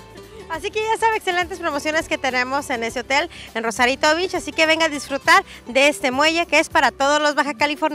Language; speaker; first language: Spanish; native; Spanish